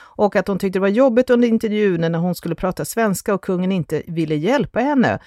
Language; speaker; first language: Swedish; native; Swedish